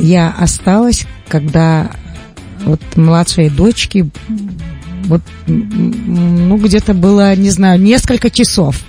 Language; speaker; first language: Russian; non-native, local second language; Tajik